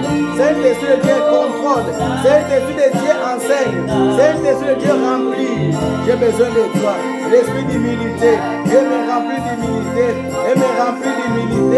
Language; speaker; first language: French; non-native, local second language; Lingala